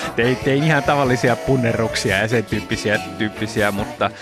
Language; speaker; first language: Finnish; early bilingual, other home language; Japanese